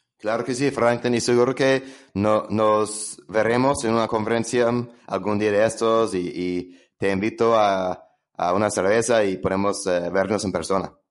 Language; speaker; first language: Spanish; non-native, fluent; English